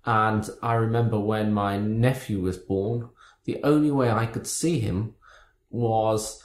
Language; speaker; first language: English; native; English